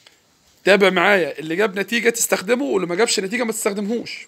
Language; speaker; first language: Arabic; native; Arabic